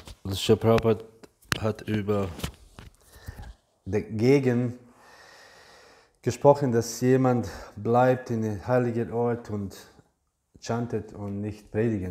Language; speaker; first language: German; non-native, fluent; English